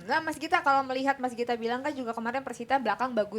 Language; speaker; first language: Indonesian; native; Indonesian